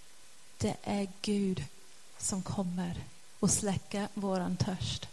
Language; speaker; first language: Swedish; non-native, fluent; English